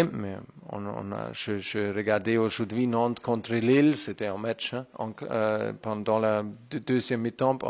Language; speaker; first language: French; non-native, fluent; German